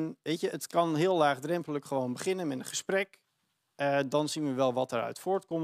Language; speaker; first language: Dutch; native; Dutch